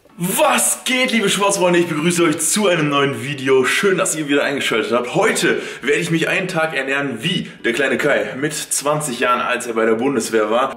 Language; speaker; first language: German; native; German